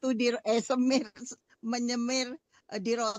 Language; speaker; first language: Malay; non-native, learner; Indonesian